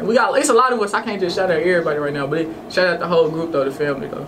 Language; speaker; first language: English; native; English